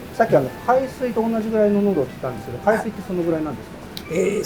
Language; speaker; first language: Japanese; native; Japanese